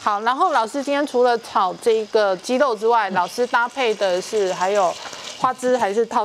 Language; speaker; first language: Chinese; native; Chinese